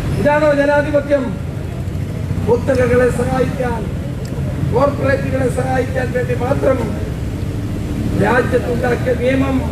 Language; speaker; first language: Malayalam; native; Malayalam